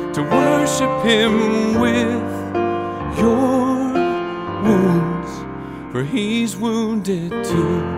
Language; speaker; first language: English; non-native, fluent; Ukrainian